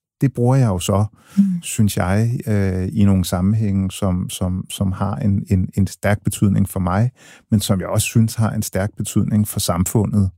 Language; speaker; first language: Danish; early bilingual, other home language; English